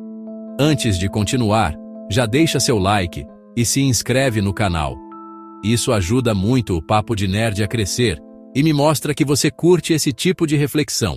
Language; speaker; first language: Portuguese; native; Portuguese